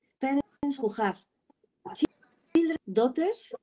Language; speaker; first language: English; non-native, learner; Spanish